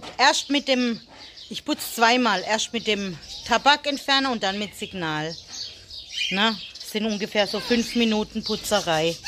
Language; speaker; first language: German; native; German